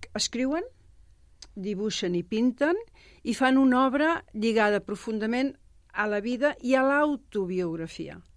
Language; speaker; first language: Catalan; native; Catalan